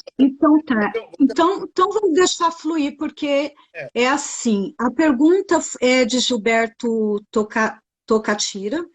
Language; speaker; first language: Portuguese; native; Portuguese